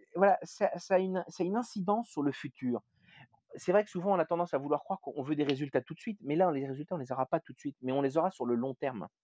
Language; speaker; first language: French; native; French